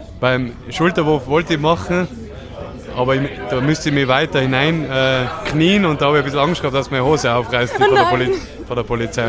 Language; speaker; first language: German; native; German